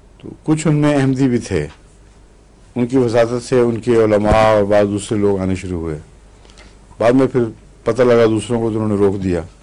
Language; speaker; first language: Urdu; native; Urdu